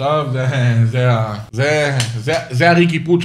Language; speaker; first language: Hebrew; native; Hebrew